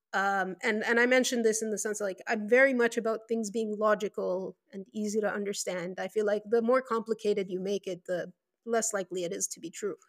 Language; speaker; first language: English; non-native, fluent; Spanish